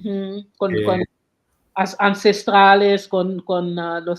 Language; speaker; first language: Spanish; non-native, learner; English